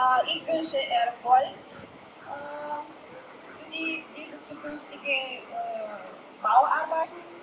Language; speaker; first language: German; non-native, fluent; Bulgarian